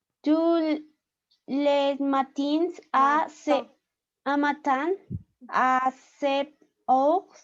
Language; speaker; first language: French; non-native, learner; Spanish